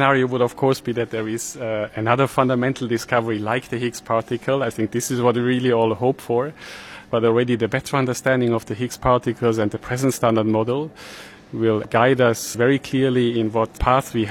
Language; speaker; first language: Swedish; non-native, fluent; German